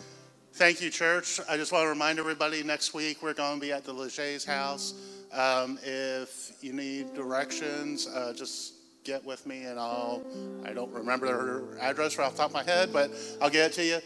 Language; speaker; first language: English; native; English